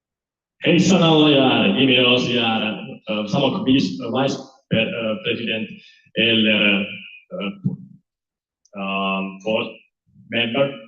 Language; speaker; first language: Swedish; non-native, learner; Finnish